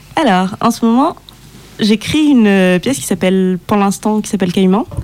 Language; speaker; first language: French; native; French